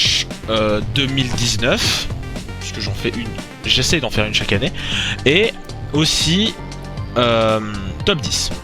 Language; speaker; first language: French; native; French